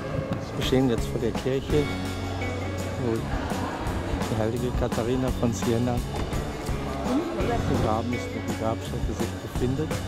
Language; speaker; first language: German; native; German